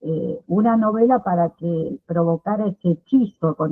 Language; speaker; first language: Spanish; native; Spanish